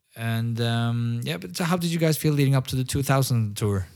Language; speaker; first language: English; non-native, fluent; Norwegian